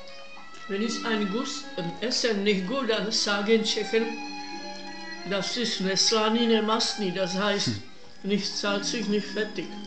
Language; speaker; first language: German; non-native, learner; Czech